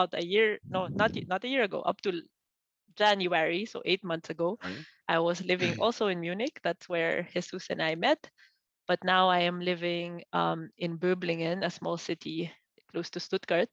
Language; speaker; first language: English; non-native, local second language; Filipino